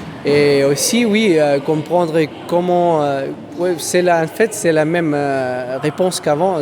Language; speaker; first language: French; non-native, fluent; Spanish